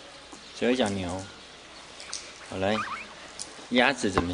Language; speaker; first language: Chinese; native; Chinese